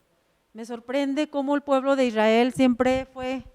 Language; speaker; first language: Spanish; native; Spanish